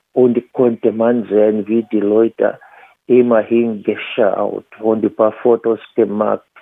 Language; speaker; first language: German; non-native, fluent; Swahili